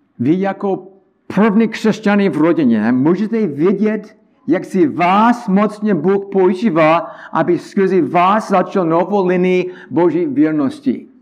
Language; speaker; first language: Czech; non-native, learner; English